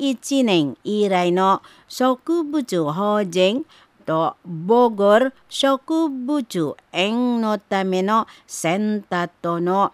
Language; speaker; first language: Japanese; non-native, fluent; Indonesian